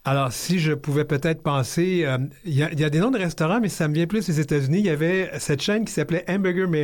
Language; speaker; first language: French; native; French